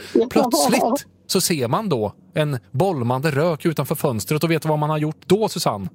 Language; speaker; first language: Swedish; native; Swedish